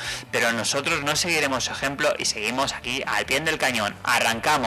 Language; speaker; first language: Spanish; native; Spanish